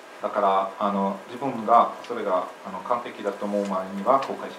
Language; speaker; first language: Japanese; non-native, fluent; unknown